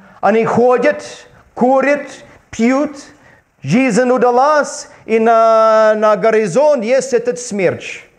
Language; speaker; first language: Russian; non-native, learner; English